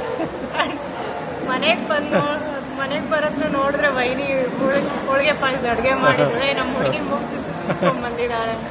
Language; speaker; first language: Kannada; native; Kannada